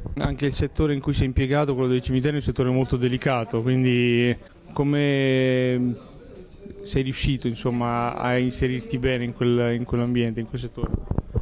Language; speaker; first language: Italian; native; Italian